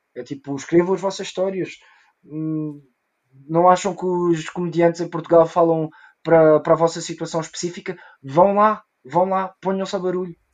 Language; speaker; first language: Portuguese; early bilingual, heritage; Portuguese